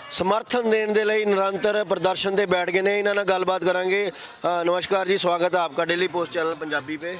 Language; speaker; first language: Hindi; non-native, local second language; Punjabi